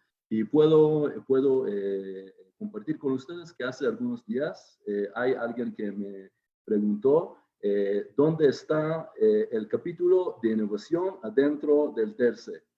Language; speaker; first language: Spanish; non-native, fluent; Hebrew